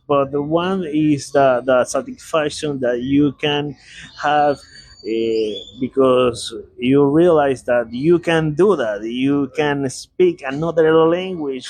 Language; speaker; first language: English; non-native, learner; Spanish